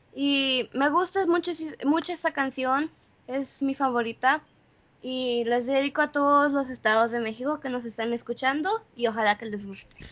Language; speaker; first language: Spanish; early bilingual, heritage; Spanish